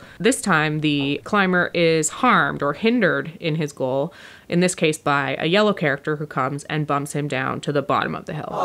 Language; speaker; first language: English; native; English